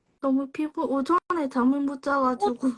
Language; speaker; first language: Korean; non-native, fluent; Chinese